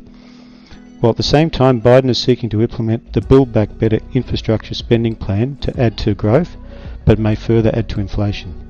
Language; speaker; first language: English; native; English